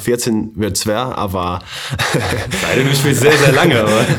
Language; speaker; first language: German; non-native, fluent; Danish